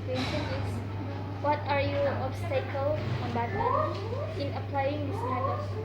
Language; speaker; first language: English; non-native, learner; Indonesian